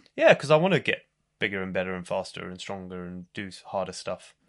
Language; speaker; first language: English; native; English